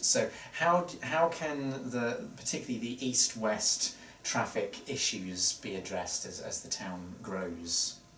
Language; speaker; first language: English; native; English